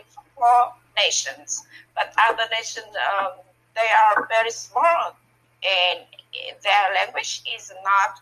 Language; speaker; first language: English; non-native, learner; Vietnamese